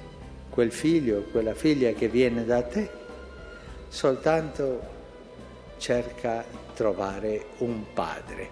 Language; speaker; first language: Italian; early bilingual, heritage; Spanish